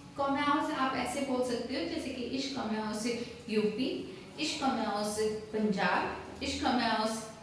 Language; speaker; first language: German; non-native, learner; Hindi